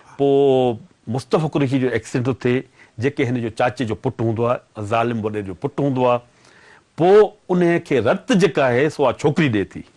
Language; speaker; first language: Sindhi; native; Sindhi